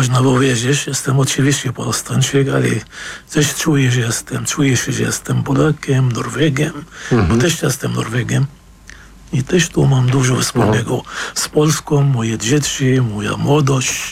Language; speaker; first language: Polish; non-native, fluent; Arabic